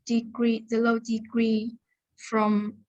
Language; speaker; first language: English; non-native, learner; Vietnamese